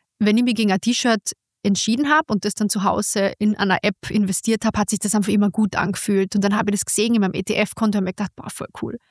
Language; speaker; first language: German; native; German